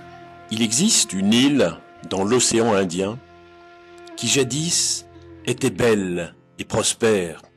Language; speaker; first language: French; native; French